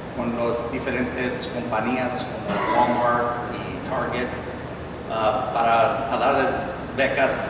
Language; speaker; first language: Spanish; early bilingual, heritage; Spanish